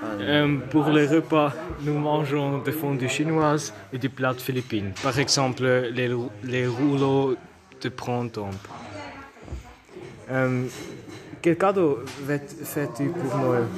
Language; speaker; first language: French; non-native, learner; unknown